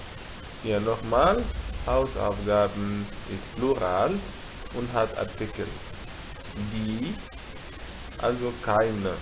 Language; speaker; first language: German; non-native, fluent; Arabic